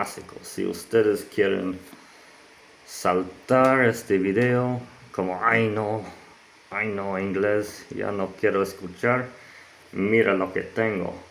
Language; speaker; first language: Spanish; non-native, learner; English